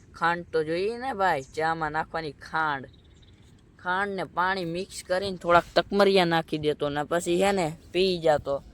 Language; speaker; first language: Gujarati; native; Gujarati